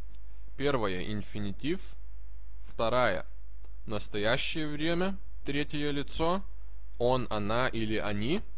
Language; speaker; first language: Russian; non-native, fluent; Lithuanian